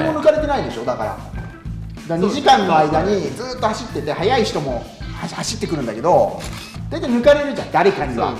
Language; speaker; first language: Japanese; native; Japanese